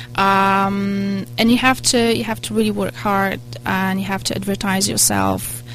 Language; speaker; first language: English; non-native, fluent; Polish